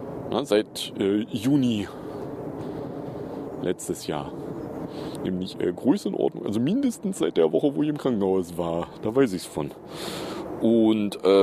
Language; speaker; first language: German; native; German